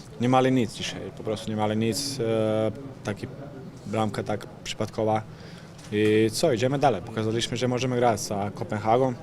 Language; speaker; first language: Polish; non-native, fluent; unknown